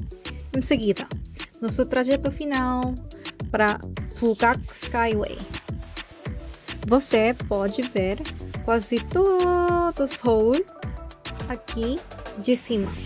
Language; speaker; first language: Portuguese; non-native, fluent; Korean